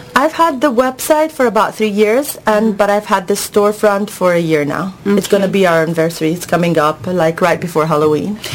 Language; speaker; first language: English; non-native, fluent; Arabic